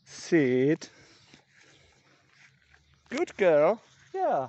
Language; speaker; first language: English; non-native, learner; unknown